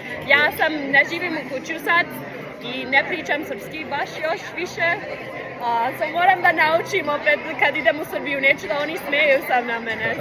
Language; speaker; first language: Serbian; early bilingual, heritage; English